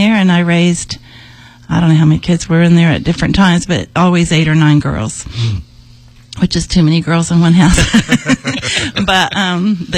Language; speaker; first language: English; native; English